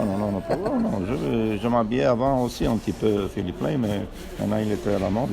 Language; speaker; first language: French; non-native, fluent; Romanian